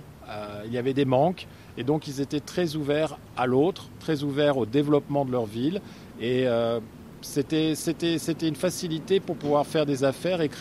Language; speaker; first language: French; native; French